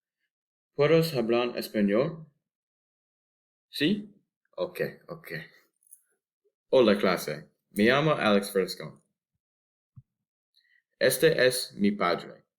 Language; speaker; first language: Spanish; non-native, learner; English